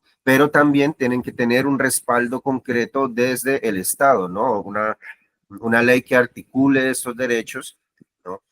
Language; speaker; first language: Spanish; native; Spanish